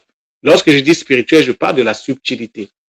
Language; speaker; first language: French; non-native, local second language; Kongo